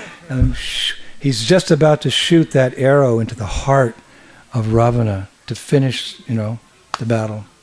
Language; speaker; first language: English; native; English